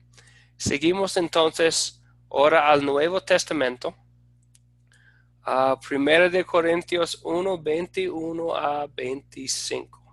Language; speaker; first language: Spanish; non-native, fluent; English